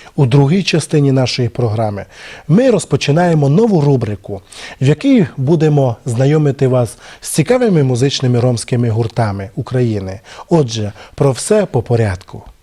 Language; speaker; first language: Ukrainian; non-native, local second language; Romany